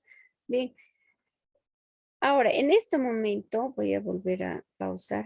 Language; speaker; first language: Spanish; native; Spanish